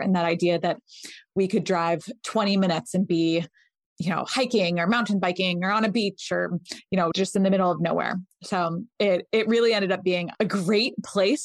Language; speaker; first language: English; native; English